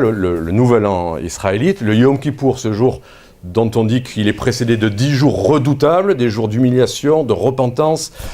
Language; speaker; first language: French; native; French